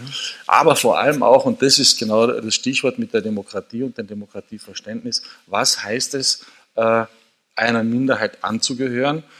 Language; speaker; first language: German; native; German